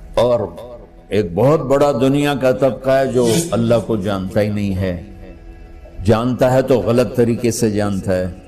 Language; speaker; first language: Urdu; non-native, local second language; Punjabi